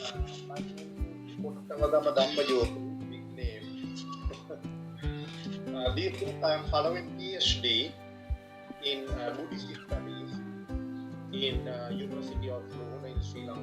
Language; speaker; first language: English; non-native, learner; Sinhala